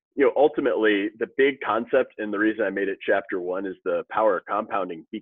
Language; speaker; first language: English; native; English